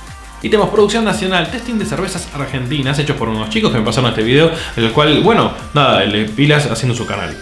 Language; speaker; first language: Spanish; native; Spanish